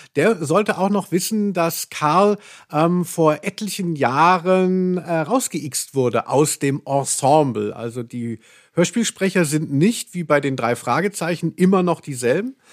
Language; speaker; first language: German; native; German